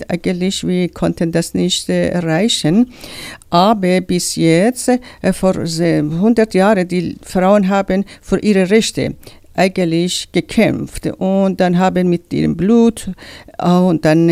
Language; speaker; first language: German; non-native, learner; Persian